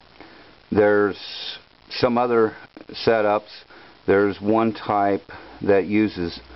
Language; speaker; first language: English; native; English